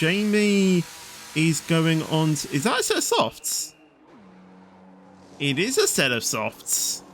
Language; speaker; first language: English; native; English